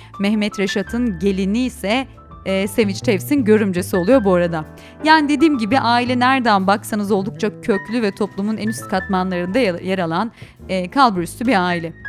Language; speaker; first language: Turkish; native; Turkish